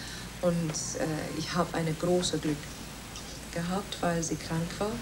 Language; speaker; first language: German; non-native, fluent; Welsh